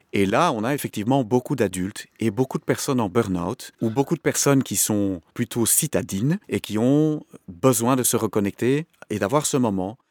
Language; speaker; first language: French; native; French